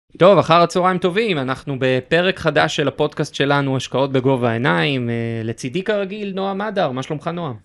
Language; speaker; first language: Hebrew; native; Hebrew